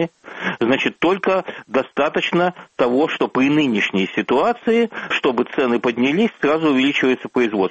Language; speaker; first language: Russian; native; Russian